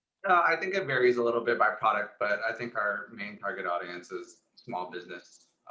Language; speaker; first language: English; native; English